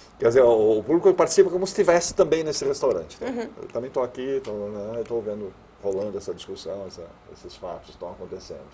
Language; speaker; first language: Portuguese; native; Portuguese